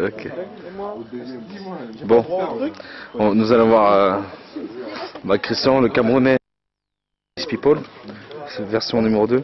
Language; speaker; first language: French; native; French